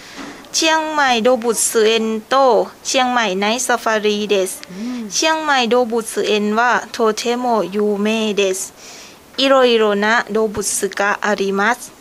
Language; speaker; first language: Japanese; non-native, learner; Thai